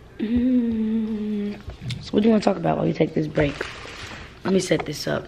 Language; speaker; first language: English; native; English